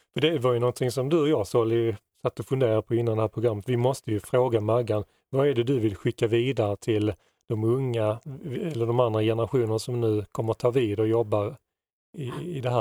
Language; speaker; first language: Swedish; native; Swedish